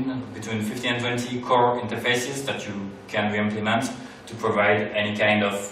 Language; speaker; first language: English; non-native, fluent; French